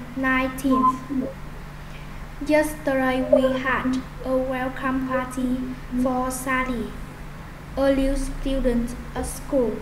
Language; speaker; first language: English; non-native, learner; Vietnamese